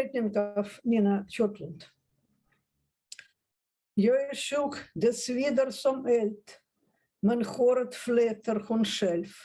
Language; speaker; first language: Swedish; non-native, fluent; Russian